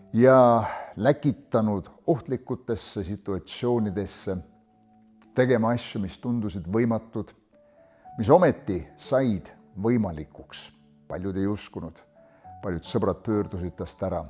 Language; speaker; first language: Estonian; native; Estonian